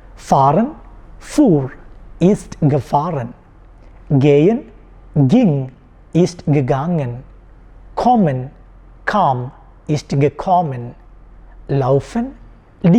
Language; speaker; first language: German; non-native, fluent; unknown